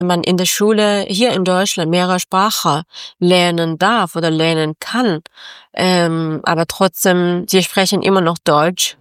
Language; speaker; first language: German; non-native, local second language; Persian